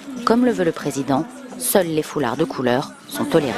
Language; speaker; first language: French; native; French